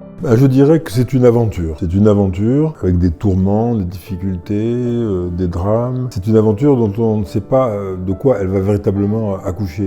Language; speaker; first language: French; native; French